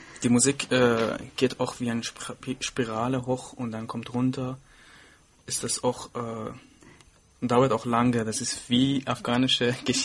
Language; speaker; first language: German; non-native, fluent; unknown